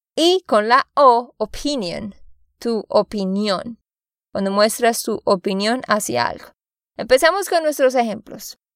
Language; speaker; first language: Spanish; native; Spanish